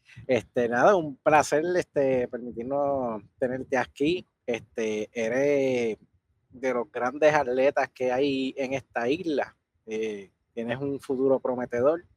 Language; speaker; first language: Spanish; native; Spanish